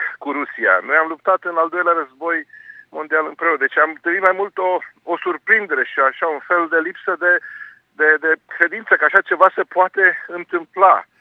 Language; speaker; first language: Romanian; native; Romanian